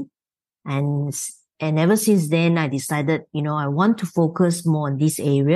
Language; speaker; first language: English; non-native, local second language; Chinese